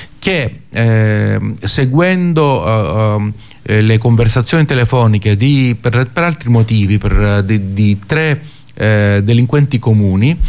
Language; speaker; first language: Italian; non-native, fluent; Greek